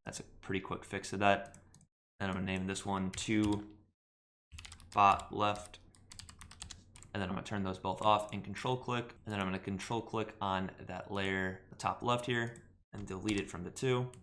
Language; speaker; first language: English; native; English